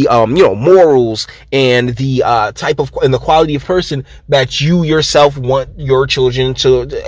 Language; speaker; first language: English; native; English